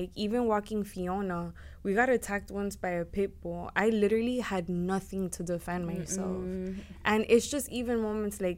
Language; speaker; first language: English; native; English